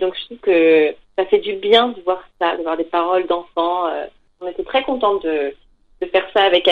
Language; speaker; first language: French; native; French